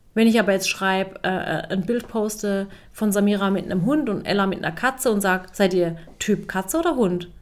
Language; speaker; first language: German; early bilingual, other home language; Turkish